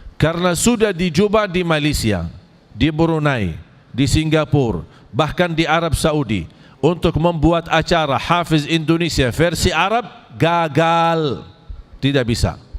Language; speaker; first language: Malay; non-native, fluent; Arabic